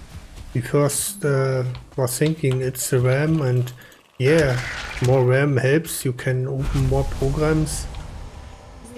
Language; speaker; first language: English; non-native, learner; German